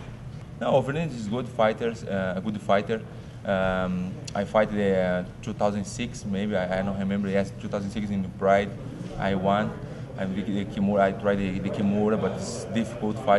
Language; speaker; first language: English; non-native, learner; Portuguese